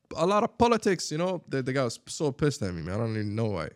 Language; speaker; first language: English; non-native, fluent; Arabic